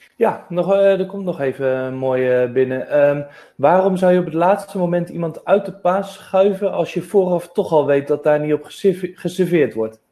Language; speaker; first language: Dutch; native; Dutch